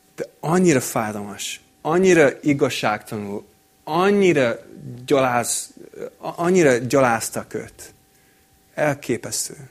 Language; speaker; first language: Hungarian; non-native, fluent; English